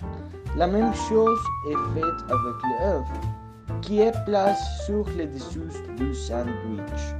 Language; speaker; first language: French; non-native, learner; Spanish